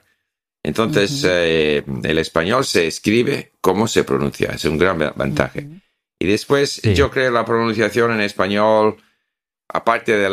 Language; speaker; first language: Spanish; non-native, fluent; English